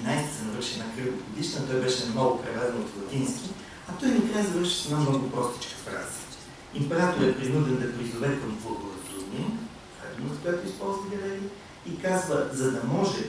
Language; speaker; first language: Bulgarian; native; Bulgarian